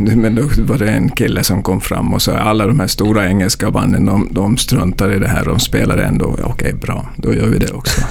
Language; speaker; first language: Swedish; native; Swedish